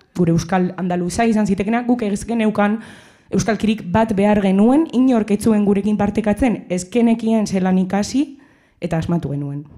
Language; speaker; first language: Basque; non-native, local second language; Spanish